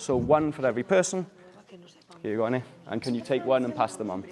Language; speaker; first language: English; native; English